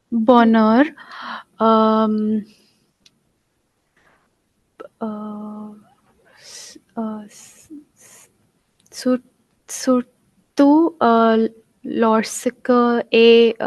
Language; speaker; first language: French; non-native, learner; Hindi